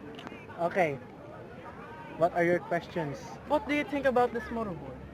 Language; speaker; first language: English; non-native, learner; Filipino